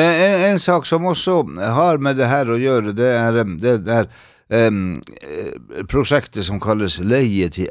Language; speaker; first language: Swedish; non-native, learner; Norwegian